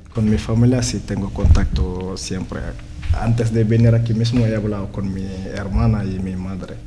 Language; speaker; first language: Spanish; non-native, learner; Wolof